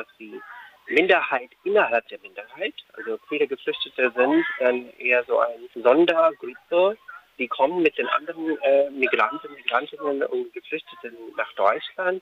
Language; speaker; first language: German; non-native, fluent; Urdu